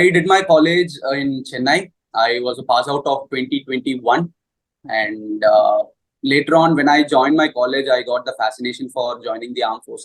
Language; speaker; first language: English; non-native, local second language; Hindi